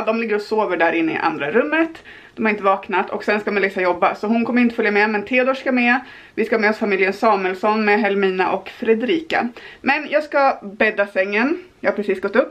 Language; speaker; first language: Swedish; native; Swedish